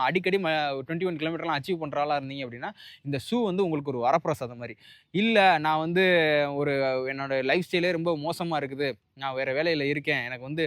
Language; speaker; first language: Tamil; native; Tamil